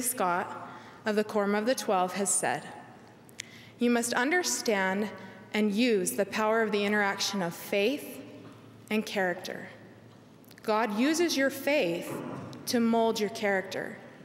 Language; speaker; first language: English; native; English